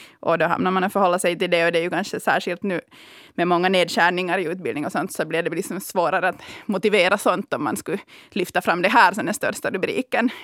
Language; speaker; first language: Swedish; native; Swedish